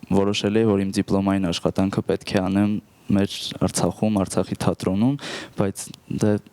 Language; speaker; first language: Armenian; native; Armenian